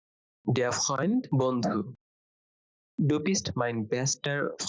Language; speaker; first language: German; non-native, fluent; Bangla